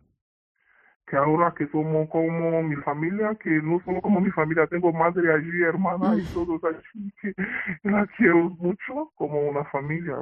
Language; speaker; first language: Spanish; non-native, learner; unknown